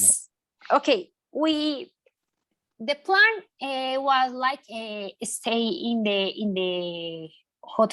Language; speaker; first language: English; non-native, learner; Spanish